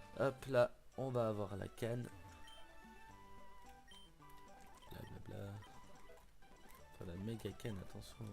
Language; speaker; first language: French; native; French